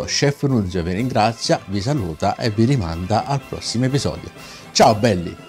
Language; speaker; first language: Italian; native; Italian